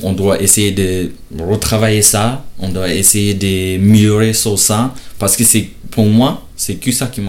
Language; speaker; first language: French; non-native, learner; Shona